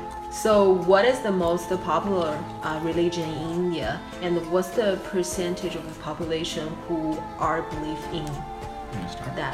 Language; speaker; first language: English; non-native, fluent; Chinese